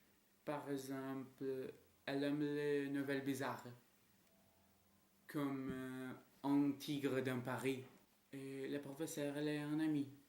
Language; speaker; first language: French; non-native, learner; Portuguese